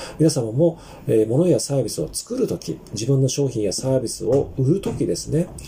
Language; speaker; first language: Japanese; native; Japanese